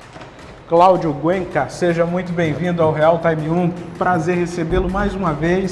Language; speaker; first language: Portuguese; native; Portuguese